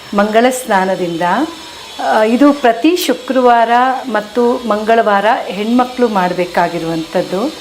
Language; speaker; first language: Kannada; native; Kannada